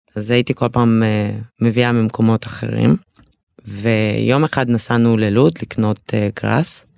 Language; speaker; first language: Hebrew; early bilingual, other home language; Russian